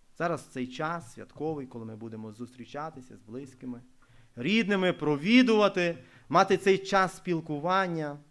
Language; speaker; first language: Ukrainian; non-native, local second language; Russian